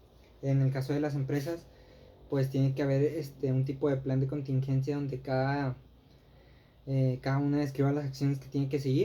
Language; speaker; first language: Spanish; native; Spanish